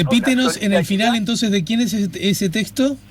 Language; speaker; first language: Spanish; native; Spanish